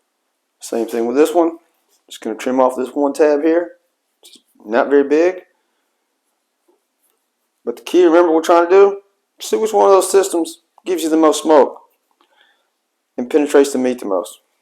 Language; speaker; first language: English; native; English